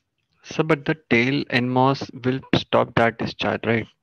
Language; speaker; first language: English; non-native, local second language; Hindi